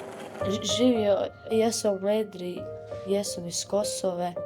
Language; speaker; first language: Slovenian; early bilingual, other home language; Albanian